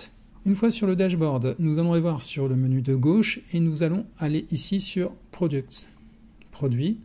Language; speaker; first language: French; native; French